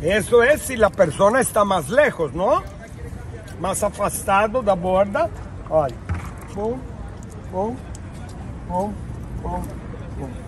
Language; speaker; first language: Spanish; non-native, fluent; English